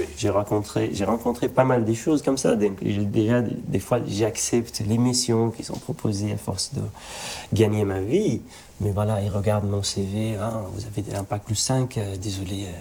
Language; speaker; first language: French; non-native, fluent; Arabic